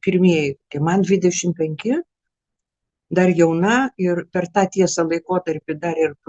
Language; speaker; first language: Lithuanian; native; Lithuanian